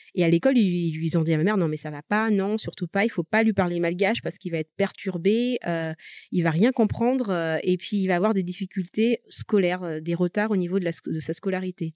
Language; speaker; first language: French; early bilingual, other home language; Malagasy